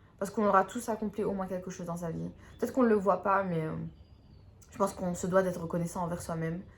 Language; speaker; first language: French; native; French